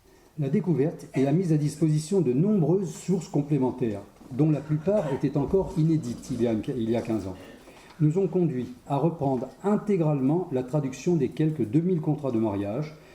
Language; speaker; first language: French; native; French